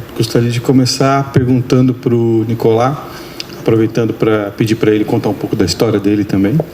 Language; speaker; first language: Portuguese; native; Portuguese